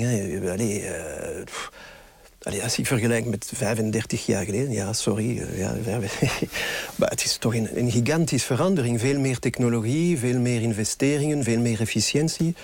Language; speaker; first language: Dutch; non-native, local second language; French